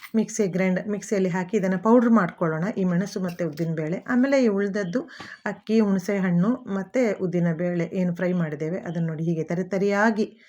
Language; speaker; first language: Kannada; non-native, local second language; Konkani